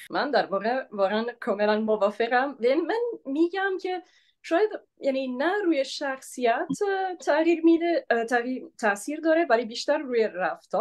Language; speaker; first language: Persian; non-native, fluent; Italian